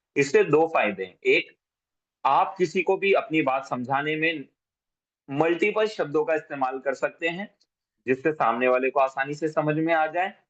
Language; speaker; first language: Hindi; native; Hindi